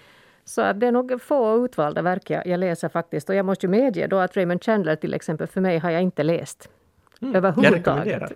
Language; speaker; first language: Swedish; native; Swedish